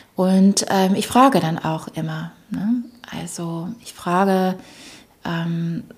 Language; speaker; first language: German; early bilingual, other home language; English